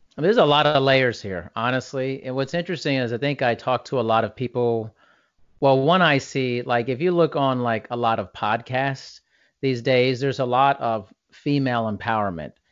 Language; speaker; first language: English; native; English